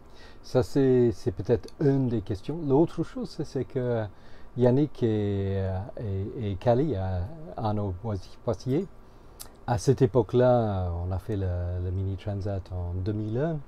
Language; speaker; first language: French; non-native, fluent; English